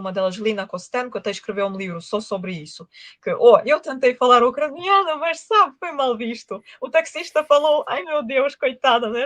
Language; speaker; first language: Portuguese; non-native, fluent; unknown